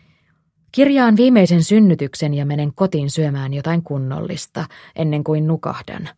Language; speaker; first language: Finnish; native; Finnish